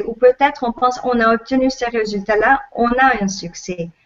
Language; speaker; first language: French; non-native, local second language; English